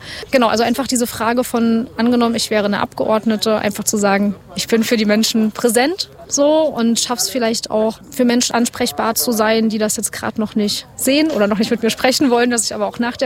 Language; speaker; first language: German; native; German